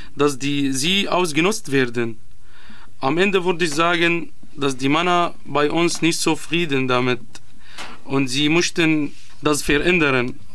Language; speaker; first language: German; non-native, learner; Arabic